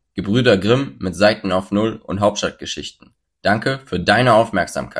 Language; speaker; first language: German; native; German